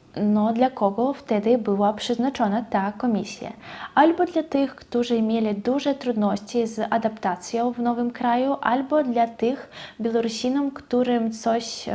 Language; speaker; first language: Polish; non-native, fluent; Russian